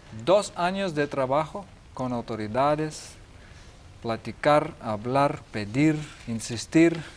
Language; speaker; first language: Spanish; non-native, learner; Lithuanian